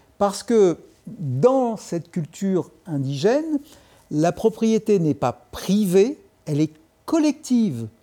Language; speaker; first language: French; native; French